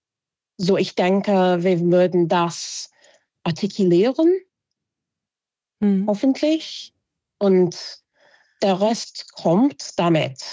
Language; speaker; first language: German; non-native, fluent; English